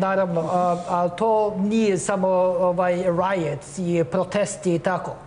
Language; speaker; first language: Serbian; non-native, fluent; Norwegian